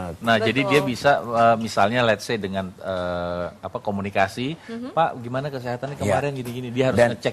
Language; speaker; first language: Indonesian; native; Indonesian